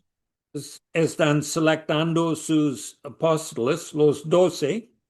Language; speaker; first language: Spanish; non-native, learner; English